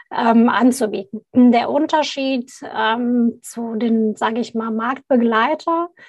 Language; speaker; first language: German; non-native, fluent; Arabic